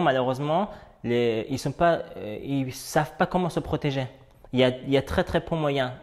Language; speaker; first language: French; non-native, fluent; Persian